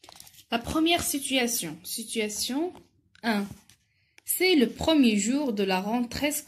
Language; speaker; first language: French; non-native, local second language; Arabic